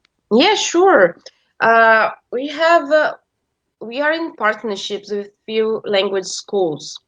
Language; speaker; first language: English; non-native, fluent; Portuguese